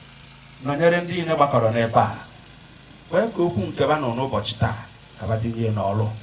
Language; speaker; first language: Igbo; native; Igbo